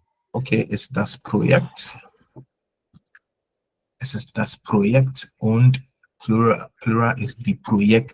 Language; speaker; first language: German; non-native, fluent; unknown